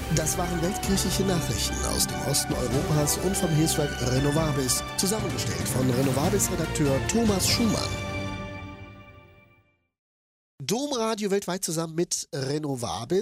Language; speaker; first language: German; native; German